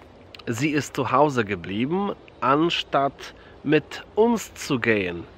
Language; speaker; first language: German; non-native, fluent; Polish